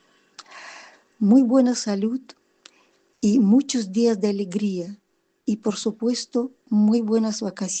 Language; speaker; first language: Spanish; non-native, fluent; Russian